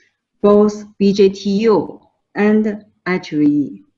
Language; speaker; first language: English; non-native, fluent; Chinese